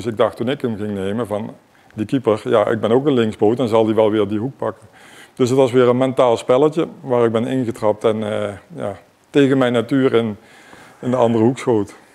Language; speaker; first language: Dutch; native; Dutch